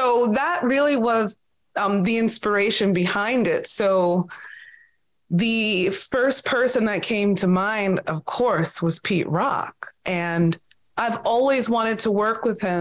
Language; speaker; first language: English; native; English